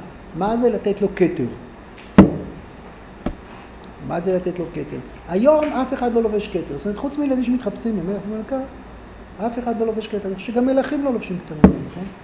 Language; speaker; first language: Hebrew; native; Hebrew